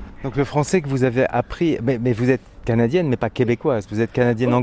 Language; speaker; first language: French; native; French